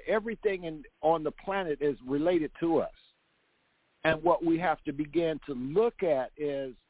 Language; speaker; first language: English; native; English